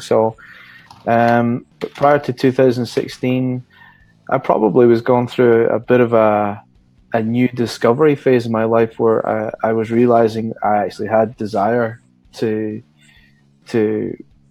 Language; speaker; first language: English; native; English